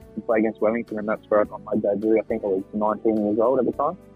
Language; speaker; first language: English; non-native, local second language; Greek